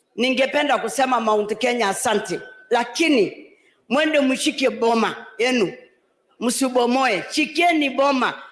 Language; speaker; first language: Swahili; non-native, local second language; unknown